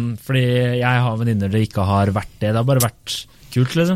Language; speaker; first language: Norwegian; native; Norwegian